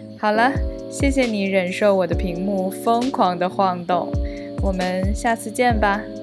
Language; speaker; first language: Chinese; native; Chinese